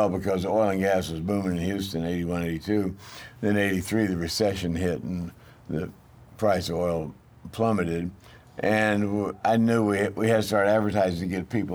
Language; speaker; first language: English; native; English